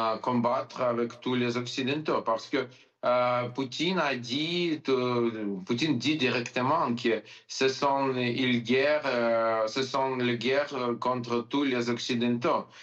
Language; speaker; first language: French; non-native, learner; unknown